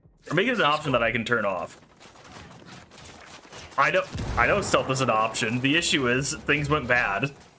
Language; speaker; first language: English; native; English